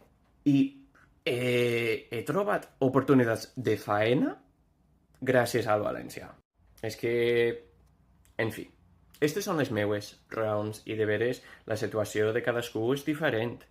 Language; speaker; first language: Catalan; non-native, fluent; English